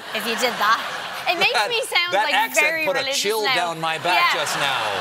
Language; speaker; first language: English; native; English